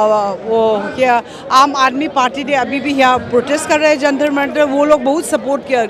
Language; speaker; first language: Hindi; non-native, local second language; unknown